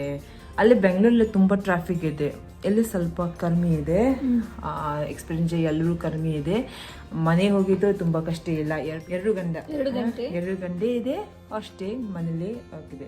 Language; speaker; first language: Kannada; non-native, local second language; Tibetan